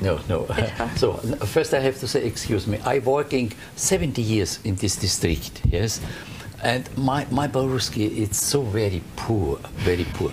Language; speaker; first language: English; non-native, learner; German